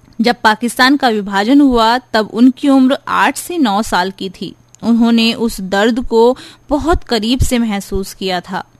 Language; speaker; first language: Hindi; native; Hindi